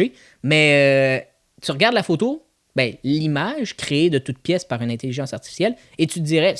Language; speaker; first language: French; native; French